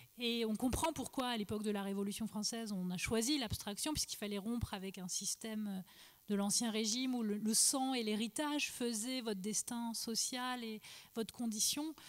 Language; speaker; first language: French; non-native, local second language; Arabic